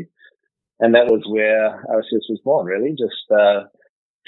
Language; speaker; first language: English; native; English